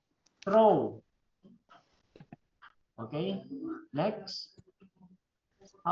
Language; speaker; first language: English; non-native, fluent; Filipino